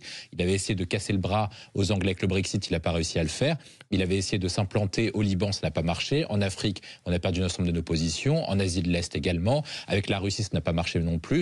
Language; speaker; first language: French; native; French